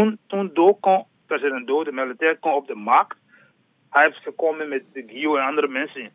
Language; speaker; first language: Dutch; non-native, learner; English